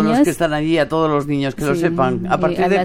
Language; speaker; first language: Spanish; native; Spanish